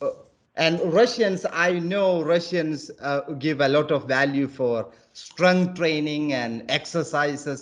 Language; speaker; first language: English; non-native, local second language; Malayalam